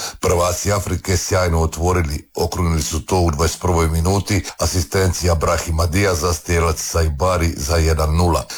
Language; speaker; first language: Croatian; native; Croatian